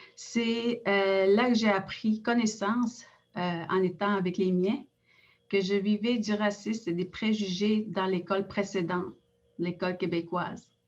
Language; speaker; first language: French; non-native, local second language; Innu-aimun